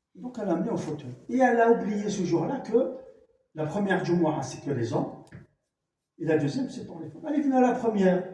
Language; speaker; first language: French; non-native, local second language; Arabic